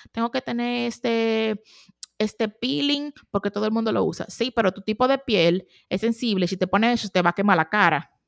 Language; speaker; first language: Spanish; native; Spanish